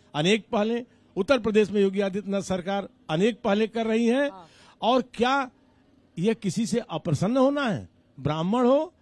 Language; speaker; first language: Hindi; native; Hindi